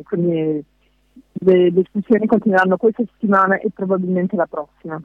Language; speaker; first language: Italian; non-native, fluent; French